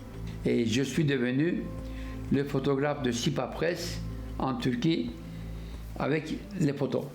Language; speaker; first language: French; non-native, fluent; Turkish